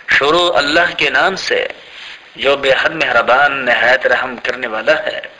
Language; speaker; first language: Urdu; native; Urdu